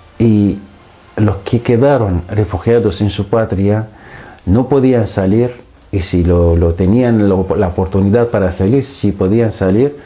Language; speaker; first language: Spanish; non-native, fluent; Arabic